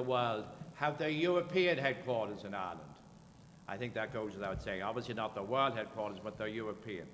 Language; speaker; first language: English; native; English